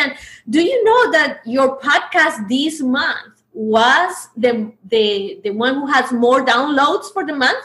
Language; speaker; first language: English; non-native, fluent; Spanish